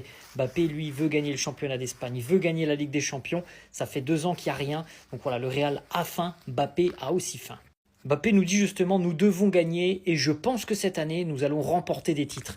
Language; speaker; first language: French; native; French